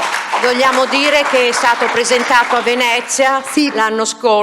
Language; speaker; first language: Italian; native; Italian